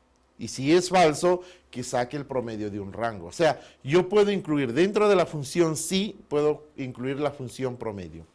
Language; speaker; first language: Spanish; native; Spanish